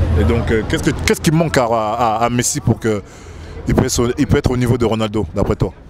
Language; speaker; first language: French; native; French